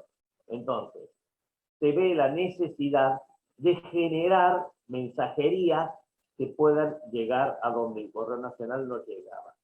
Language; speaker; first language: Spanish; native; Spanish